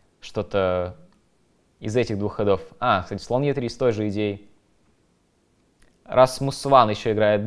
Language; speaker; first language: Russian; native; Russian